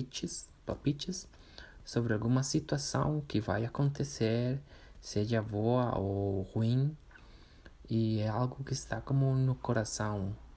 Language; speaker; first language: Portuguese; non-native, learner; Spanish